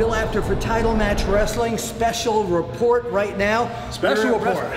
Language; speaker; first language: English; native; English